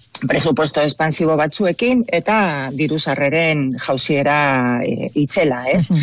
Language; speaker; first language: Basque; non-native, local second language; Spanish